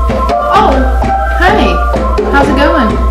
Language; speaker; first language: English; native; English